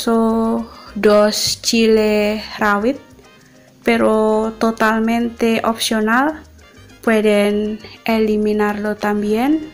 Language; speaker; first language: Spanish; non-native, fluent; Indonesian